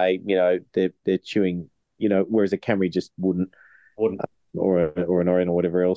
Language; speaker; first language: English; native; English